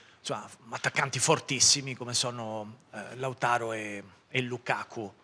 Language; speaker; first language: Italian; native; Italian